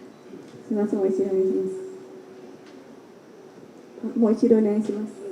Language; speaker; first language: Japanese; non-native, learner; Indonesian